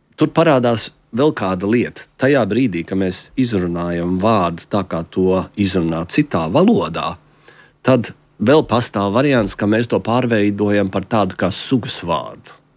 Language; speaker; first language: Latvian; native; Latvian